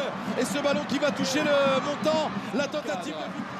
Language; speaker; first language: French; native; French